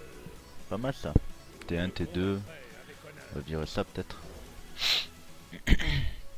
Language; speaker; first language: French; native; French